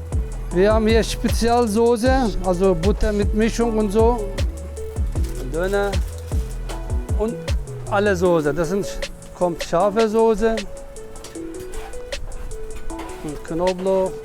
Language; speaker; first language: German; non-native, learner; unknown